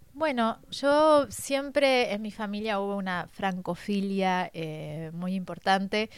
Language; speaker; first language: Spanish; native; Spanish